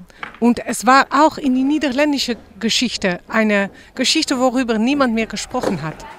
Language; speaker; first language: German; non-native, fluent; Dutch